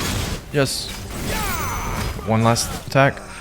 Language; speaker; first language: English; native; English